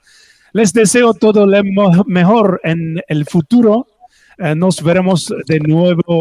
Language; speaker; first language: Spanish; non-native, learner; English